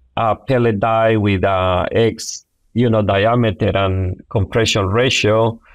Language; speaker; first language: English; non-native, fluent; Spanish